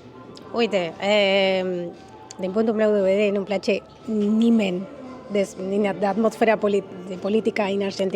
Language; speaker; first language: Romanian; non-native, learner; Spanish